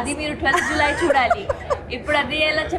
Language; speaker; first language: Telugu; non-native, local second language; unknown